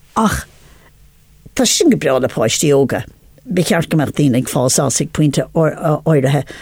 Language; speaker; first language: Irish; non-native, local second language; English